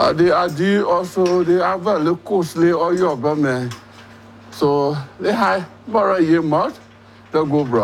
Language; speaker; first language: Norwegian; non-native, learner; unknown